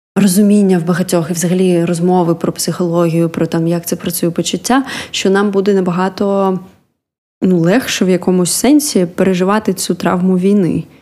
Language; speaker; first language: Ukrainian; native; Ukrainian